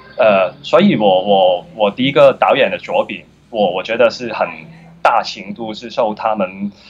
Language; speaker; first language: Chinese; non-native, fluent; Cantonese